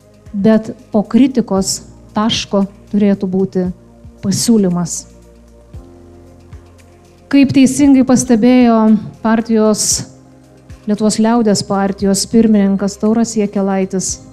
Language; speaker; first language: Lithuanian; native; Lithuanian